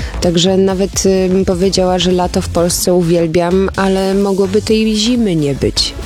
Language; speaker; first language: Polish; early bilingual, heritage; Polish